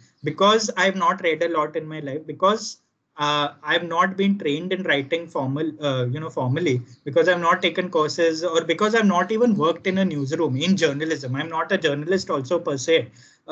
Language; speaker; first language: English; non-native, local second language; Gujarati